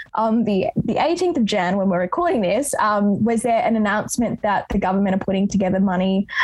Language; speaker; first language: English; native; English